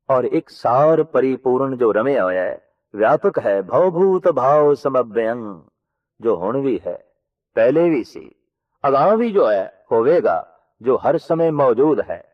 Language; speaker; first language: Hindi; non-native, local second language; Punjabi